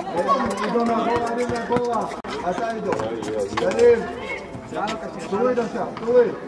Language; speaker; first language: Hebrew; native; Hebrew